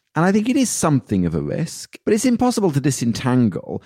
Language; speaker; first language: English; native; English